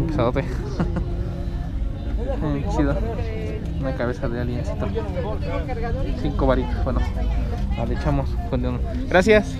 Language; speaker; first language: Spanish; native; Spanish